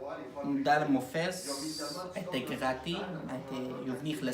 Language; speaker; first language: French; non-native, learner; Arabic